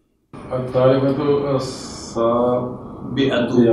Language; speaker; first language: Arabic; non-native, learner; Urdu